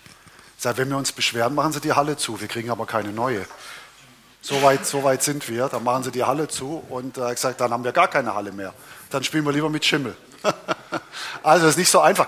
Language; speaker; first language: German; native; German